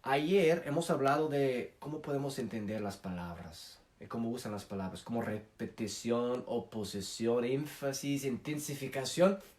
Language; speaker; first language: Spanish; non-native, fluent; English